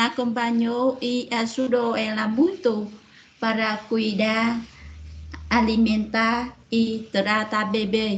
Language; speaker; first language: Portuguese; non-native, learner; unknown